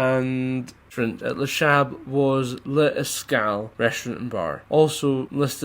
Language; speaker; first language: English; native; English